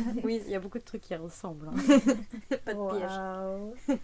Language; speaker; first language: French; native; French